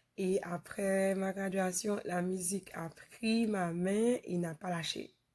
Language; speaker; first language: French; non-native, local second language; Haitian Creole